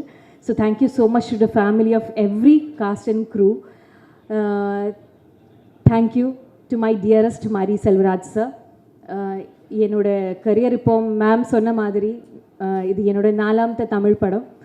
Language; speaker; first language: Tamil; non-native, fluent; Malayalam